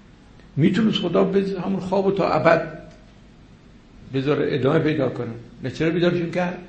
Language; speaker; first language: Persian; native; Persian